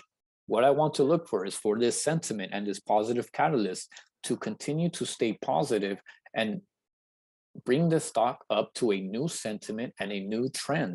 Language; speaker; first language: English; native; English